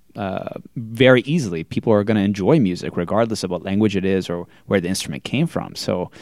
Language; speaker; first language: English; native; English